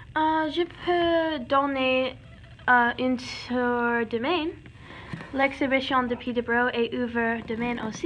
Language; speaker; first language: French; non-native, learner; English